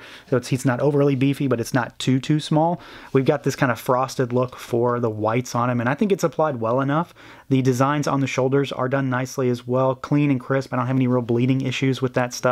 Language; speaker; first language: English; native; English